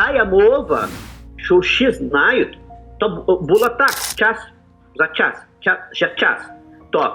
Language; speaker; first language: Ukrainian; early bilingual, heritage; Portuguese